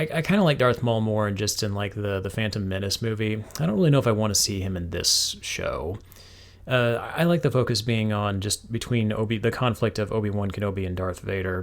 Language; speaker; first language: English; native; English